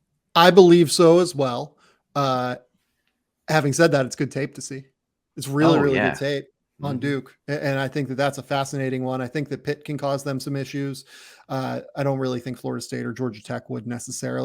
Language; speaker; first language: English; native; English